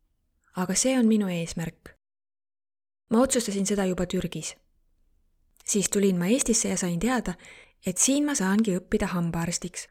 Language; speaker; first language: Estonian; non-native, learner; Arabic